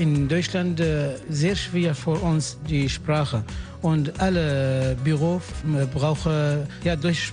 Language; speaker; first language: German; non-native, learner; Arabic